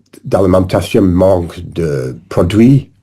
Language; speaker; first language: French; non-native, learner; English